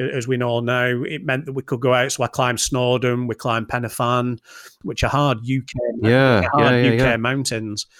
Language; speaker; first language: English; native; English